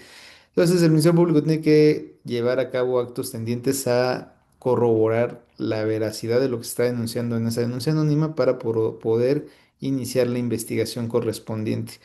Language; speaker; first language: Spanish; native; Spanish